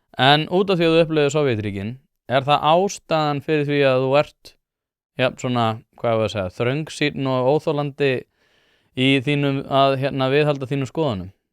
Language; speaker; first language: Icelandic; native; Icelandic